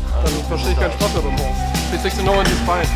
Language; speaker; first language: German; native; German